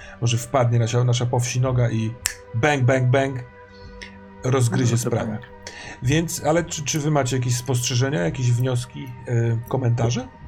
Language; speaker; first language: Polish; native; Polish